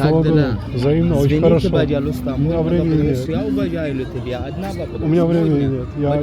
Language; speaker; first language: Russian; native; Russian